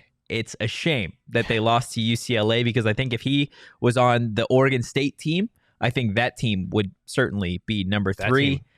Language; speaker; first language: English; native; English